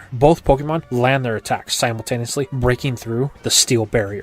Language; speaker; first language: English; native; English